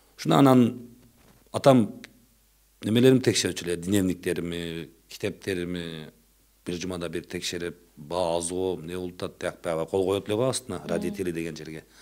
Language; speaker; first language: Kyrgyz; non-native, local second language; Uzbek